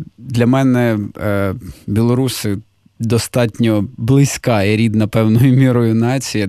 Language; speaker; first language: Ukrainian; native; Ukrainian